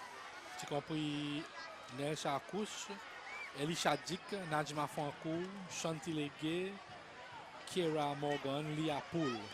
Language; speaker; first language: French; non-native, learner; Seselwa Creole French